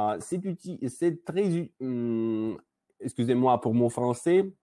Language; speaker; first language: French; non-native, learner; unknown